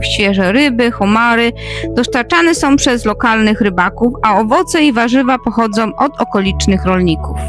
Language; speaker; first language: Polish; native; Polish